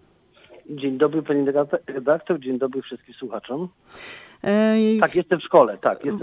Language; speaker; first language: Polish; native; Polish